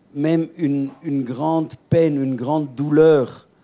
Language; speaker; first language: French; native; French